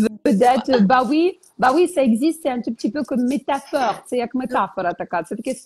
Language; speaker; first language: French; non-native, fluent; Ukrainian